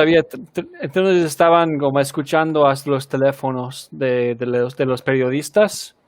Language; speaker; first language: Spanish; non-native, fluent; English